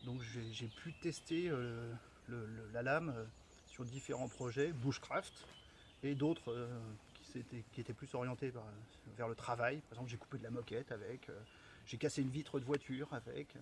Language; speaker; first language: French; native; French